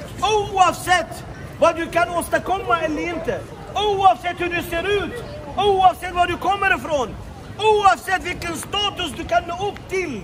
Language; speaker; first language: Swedish; non-native, fluent; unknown